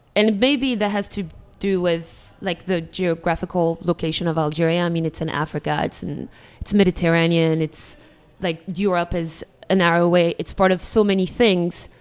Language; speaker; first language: English; early bilingual, other home language; Arabic